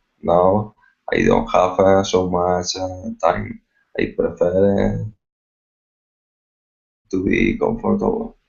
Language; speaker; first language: English; non-native, learner; Spanish